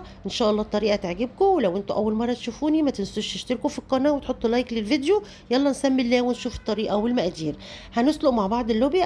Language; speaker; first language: Arabic; native; Arabic